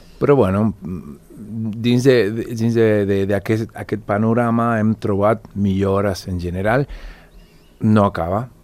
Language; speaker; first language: Catalan; non-native, fluent; Spanish